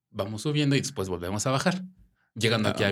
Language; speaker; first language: Spanish; native; Spanish